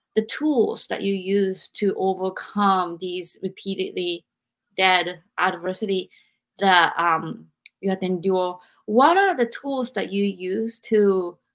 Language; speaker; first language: English; non-native, fluent; Japanese